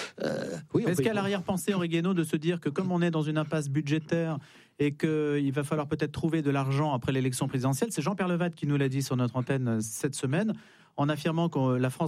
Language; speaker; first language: French; native; French